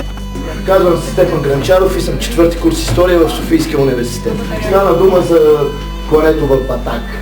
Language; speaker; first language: Bulgarian; native; Bulgarian